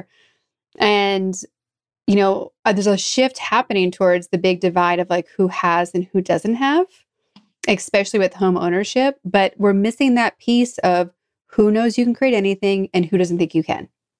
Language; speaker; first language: English; native; English